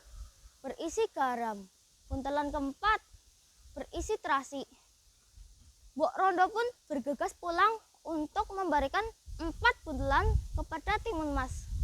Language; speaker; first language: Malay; non-native, local second language; Javanese